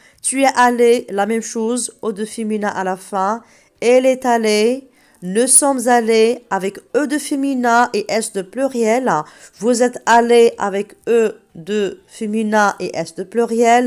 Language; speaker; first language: French; non-native, local second language; Arabic